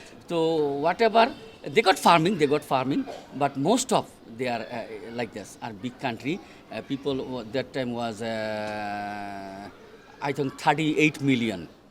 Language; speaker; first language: English; non-native, local second language; Bangla